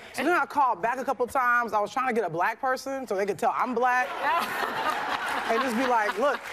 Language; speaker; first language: English; native; English